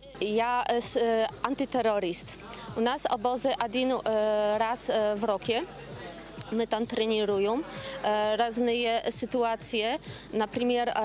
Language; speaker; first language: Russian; non-native, learner; Polish